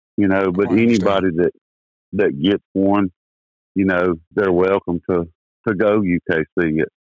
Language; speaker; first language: English; native; English